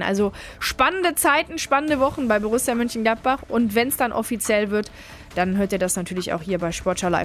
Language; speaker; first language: German; native; German